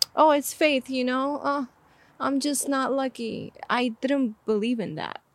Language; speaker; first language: English; non-native, fluent; Armenian